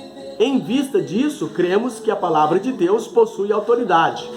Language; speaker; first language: Portuguese; native; Portuguese